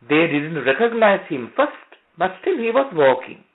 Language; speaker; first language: English; non-native, local second language; Sinhala